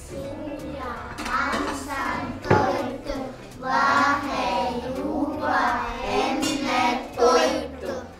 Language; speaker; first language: Estonian; non-native, local second language; Russian